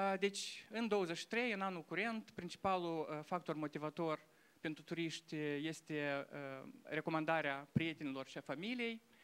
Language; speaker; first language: Romanian; non-native, local second language; Russian